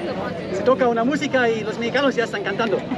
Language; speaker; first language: Spanish; non-native, fluent; German